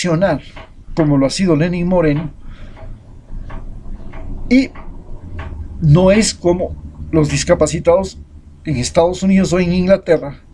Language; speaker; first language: Spanish; native; Spanish